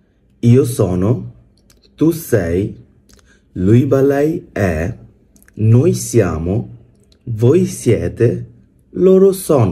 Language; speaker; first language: Italian; non-native, fluent; Bangla